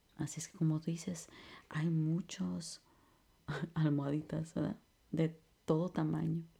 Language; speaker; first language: Spanish; early bilingual, heritage; Spanish